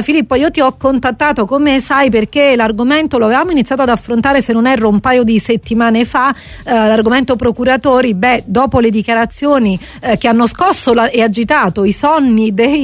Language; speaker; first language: Italian; native; Italian